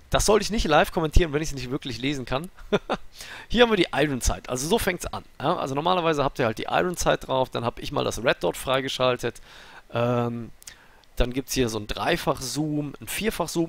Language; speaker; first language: German; native; German